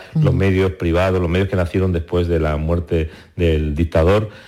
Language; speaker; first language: Spanish; native; Spanish